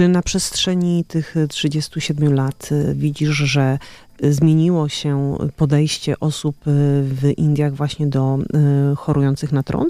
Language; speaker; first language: Polish; native; Polish